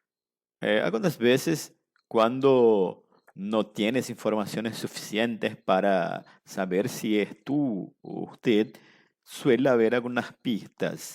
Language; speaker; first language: Spanish; non-native, fluent; Portuguese